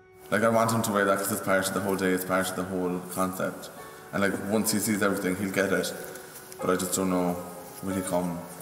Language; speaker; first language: English; native; English